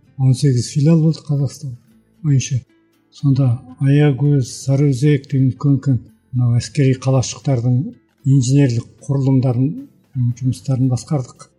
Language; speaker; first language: Kazakh; early bilingual, heritage; Kazakh